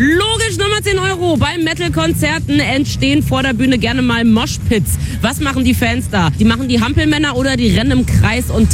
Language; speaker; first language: German; native; German